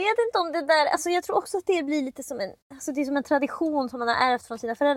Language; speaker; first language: Swedish; native; Swedish